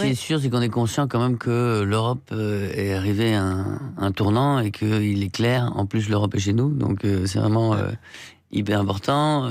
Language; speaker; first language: French; native; French